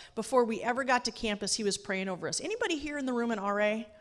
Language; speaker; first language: English; native; English